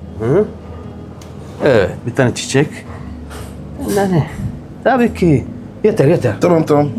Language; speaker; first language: Turkish; non-native, learner; French